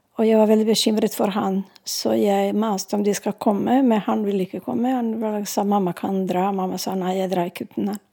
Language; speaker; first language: Norwegian; non-native, fluent; Serbian